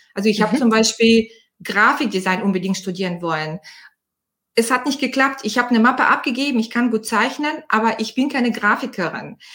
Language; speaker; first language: German; non-native, fluent; Bulgarian